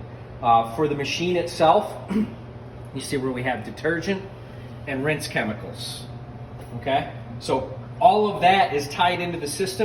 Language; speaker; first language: English; native; English